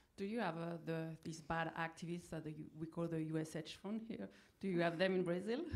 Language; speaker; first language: English; non-native, fluent; French